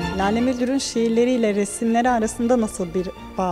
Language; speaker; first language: Turkish; native; Turkish